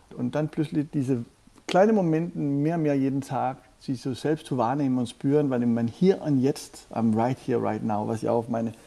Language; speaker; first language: German; non-native, fluent; Danish